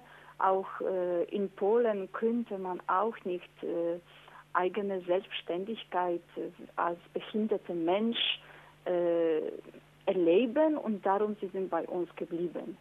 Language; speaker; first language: German; non-native, learner; Polish